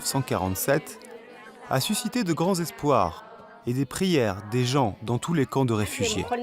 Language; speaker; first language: French; native; French